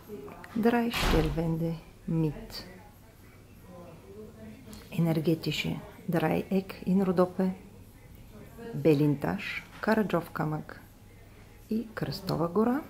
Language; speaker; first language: German; non-native, learner; Bulgarian